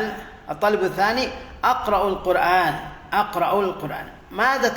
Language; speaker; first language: Arabic; non-native, fluent; Indonesian